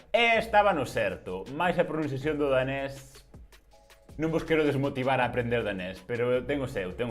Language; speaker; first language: Galician; native; Galician